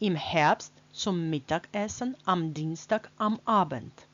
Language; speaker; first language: German; non-native, fluent; Russian